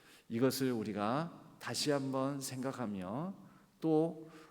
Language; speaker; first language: Korean; native; Korean